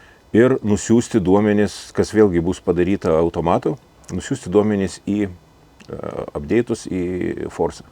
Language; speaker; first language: Lithuanian; native; Lithuanian